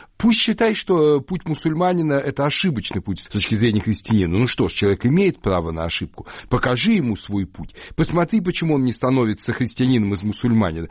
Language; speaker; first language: Russian; native; Russian